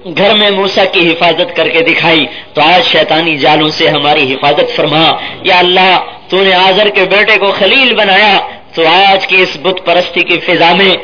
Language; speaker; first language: Urdu; non-native, local second language; Punjabi